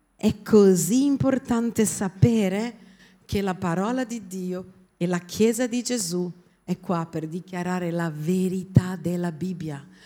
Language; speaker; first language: Italian; non-native, fluent; Portuguese